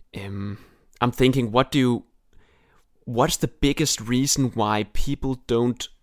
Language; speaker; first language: English; non-native, fluent; Danish